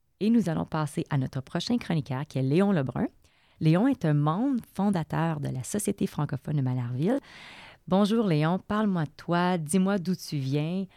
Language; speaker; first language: French; native; French